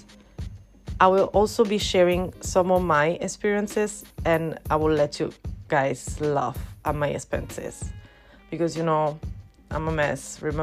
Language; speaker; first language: English; non-native, fluent; Italian